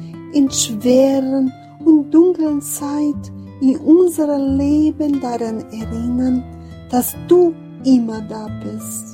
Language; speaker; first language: German; non-native, learner; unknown